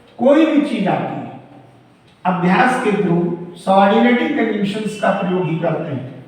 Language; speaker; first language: Hindi; native; Hindi